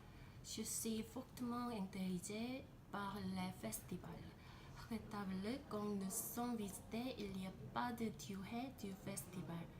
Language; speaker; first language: French; non-native, learner; Korean